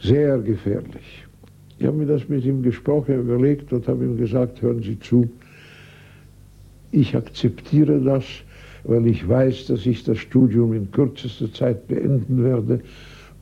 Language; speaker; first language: German; native; German